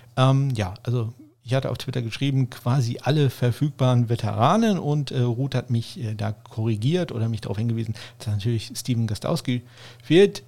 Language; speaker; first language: German; native; German